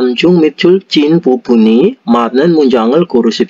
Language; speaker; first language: Korean; non-native, fluent; Indonesian